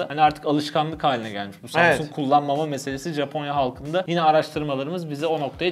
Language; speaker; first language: Turkish; native; Turkish